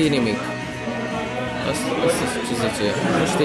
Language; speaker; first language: Romanian; early bilingual, heritage; Romanian